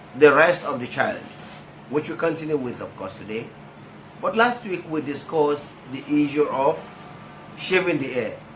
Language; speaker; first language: English; non-native, local second language; Yoruba